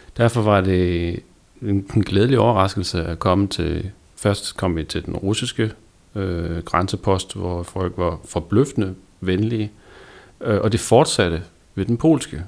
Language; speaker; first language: Danish; native; Danish